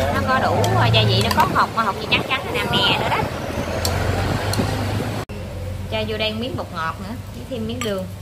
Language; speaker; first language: Vietnamese; native; Vietnamese